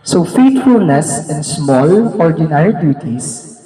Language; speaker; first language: English; non-native, local second language; Filipino